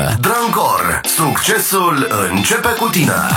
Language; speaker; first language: Romanian; native; Romanian